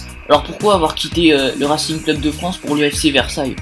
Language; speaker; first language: French; native; French